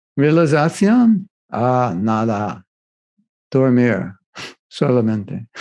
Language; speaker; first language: Spanish; non-native, learner; English